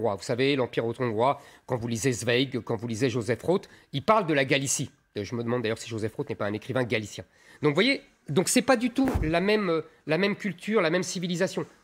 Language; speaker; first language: French; native; French